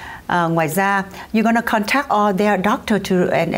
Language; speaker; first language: English; non-native, fluent; Vietnamese